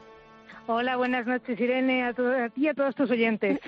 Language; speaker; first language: Spanish; native; Spanish